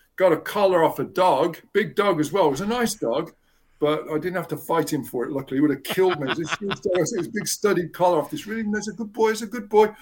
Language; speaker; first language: English; native; English